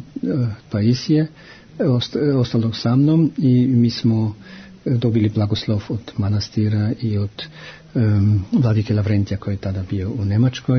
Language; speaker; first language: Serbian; non-native, fluent; German